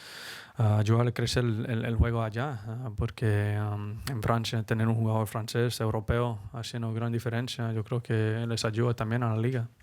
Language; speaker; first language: Spanish; early bilingual, heritage; Spanish